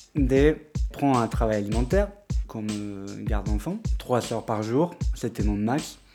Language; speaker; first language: French; non-native, fluent; Spanish